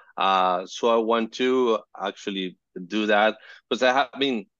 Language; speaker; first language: English; non-native, fluent; Spanish